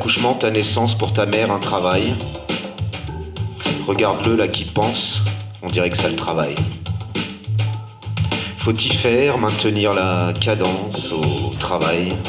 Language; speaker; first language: French; native; French